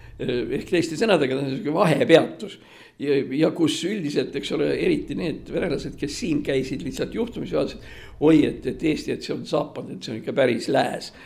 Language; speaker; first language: Estonian; non-native, local second language; Russian